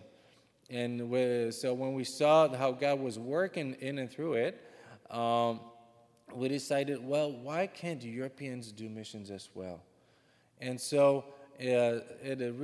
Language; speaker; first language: English; non-native, fluent; Czech